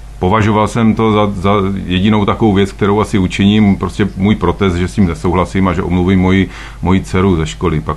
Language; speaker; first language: Czech; native; Czech